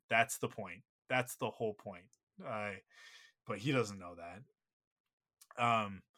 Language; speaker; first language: English; native; English